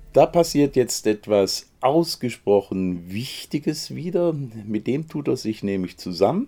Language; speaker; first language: German; native; German